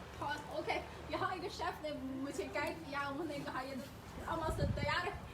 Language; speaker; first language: Hindi; non-native, fluent; Chinese